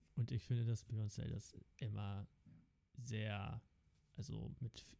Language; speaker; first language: German; early bilingual, other home language; Dutch